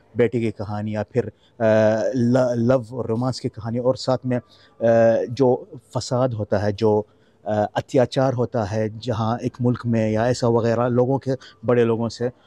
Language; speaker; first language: Hindi; non-native, fluent; Arabic